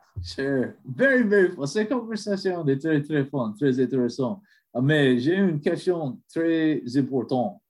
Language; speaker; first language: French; non-native, learner; English